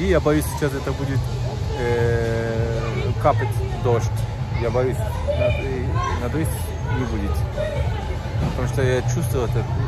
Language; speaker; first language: Russian; non-native, learner; Turkish